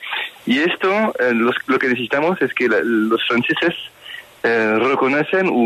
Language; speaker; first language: Spanish; non-native, fluent; French